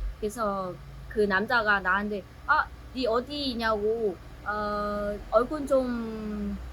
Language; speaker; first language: Korean; non-native, learner; Vietnamese